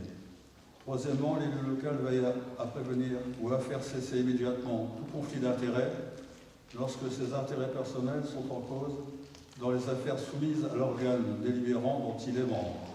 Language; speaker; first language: French; native; French